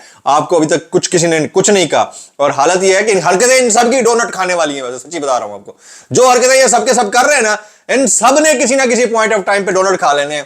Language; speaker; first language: Urdu; native; Urdu